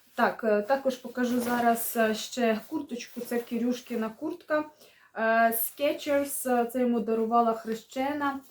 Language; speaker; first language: Ukrainian; non-native, local second language; Russian